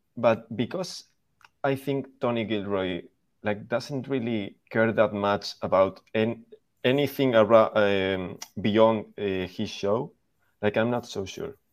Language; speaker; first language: English; non-native, fluent; Spanish